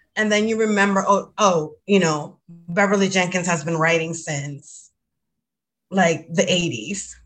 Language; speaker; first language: English; non-native, fluent; Spanish